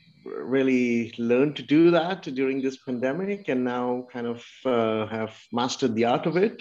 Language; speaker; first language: English; non-native, local second language; Urdu